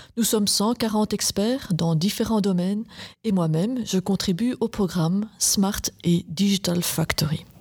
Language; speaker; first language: French; native; French